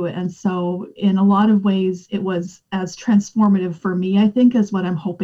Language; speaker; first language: English; native; English